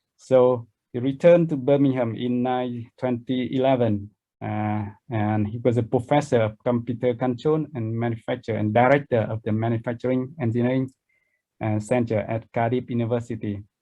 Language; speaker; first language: English; non-native, fluent; Vietnamese